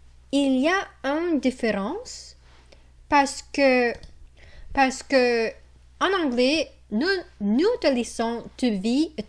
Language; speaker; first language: French; non-native, fluent; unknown